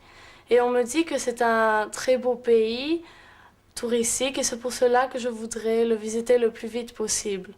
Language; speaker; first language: French; early bilingual, heritage; Greek